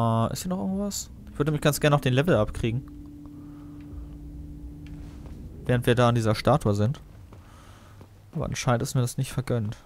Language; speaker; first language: German; native; German